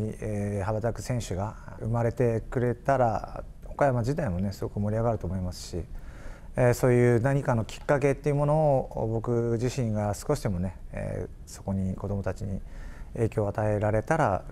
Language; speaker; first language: Japanese; native; Japanese